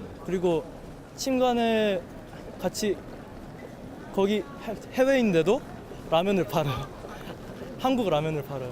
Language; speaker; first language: Korean; early bilingual, heritage; Korean